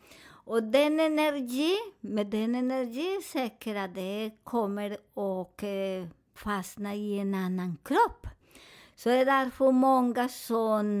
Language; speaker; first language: Swedish; non-native, fluent; Spanish